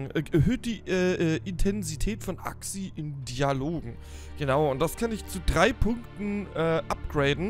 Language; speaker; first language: German; native; German